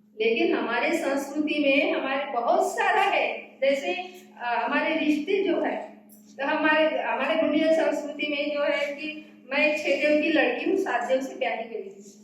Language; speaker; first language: Hindi; non-native, local second language; Gondi